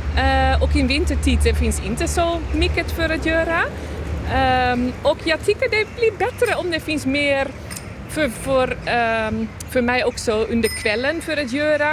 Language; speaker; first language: Swedish; non-native, learner; Dutch